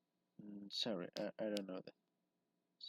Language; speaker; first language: English; non-native, learner; Spanish